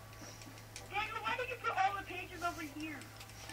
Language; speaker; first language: English; native; English